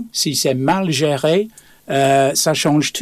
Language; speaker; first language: French; non-native, fluent; English